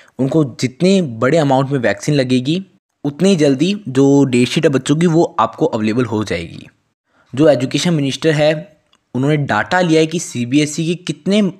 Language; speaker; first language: Hindi; native; Hindi